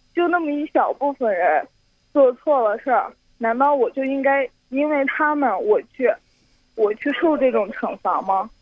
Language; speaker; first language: Chinese; non-native, local second language; Uyghur